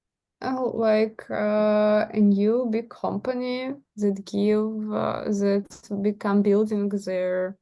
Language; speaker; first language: English; non-native, learner; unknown